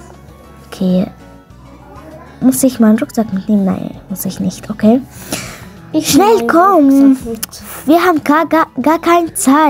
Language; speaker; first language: German; non-native, learner; Arabic